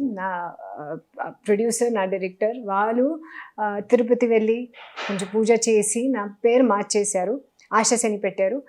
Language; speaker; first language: Telugu; non-native, local second language; Hindi